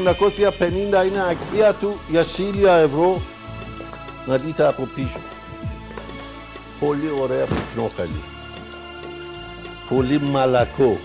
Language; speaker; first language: Greek; non-native, fluent; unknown